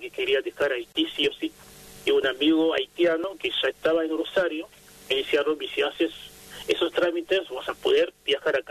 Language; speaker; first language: Spanish; non-native, fluent; Haitian Creole